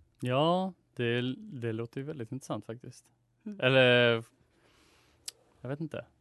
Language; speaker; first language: Swedish; native; Swedish